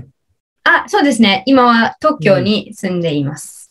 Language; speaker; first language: Japanese; non-native, learner; English